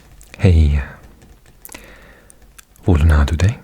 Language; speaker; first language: Norwegian; non-native, learner; English